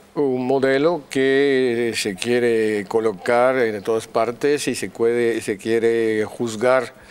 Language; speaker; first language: Spanish; non-native, fluent; French